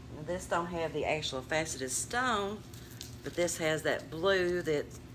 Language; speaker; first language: English; native; English